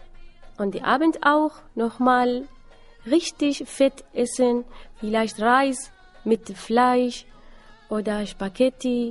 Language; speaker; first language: German; non-native, learner; Assyrian Neo-Aramaic